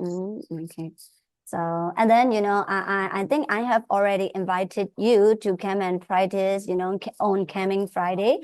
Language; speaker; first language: English; non-native, fluent; Burmese